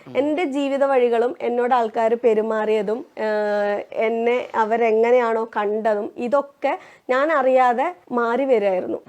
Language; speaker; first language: Malayalam; non-native, local second language; Tamil